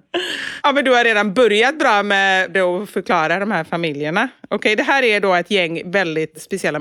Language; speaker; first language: Swedish; native; Swedish